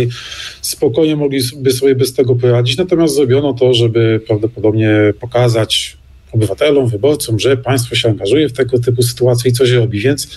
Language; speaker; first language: Polish; native; Polish